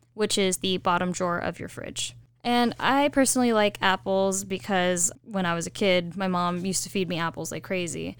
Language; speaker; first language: English; native; English